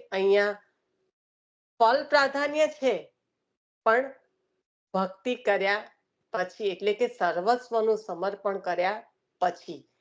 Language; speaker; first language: Gujarati; early bilingual, heritage; Gujarati